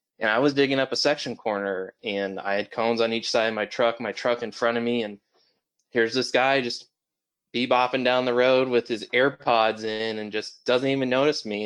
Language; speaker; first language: English; native; English